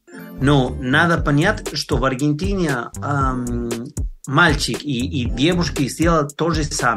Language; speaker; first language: Russian; non-native, learner; Spanish